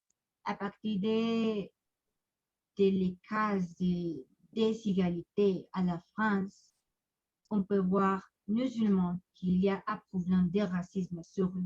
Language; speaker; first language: French; non-native, learner; Spanish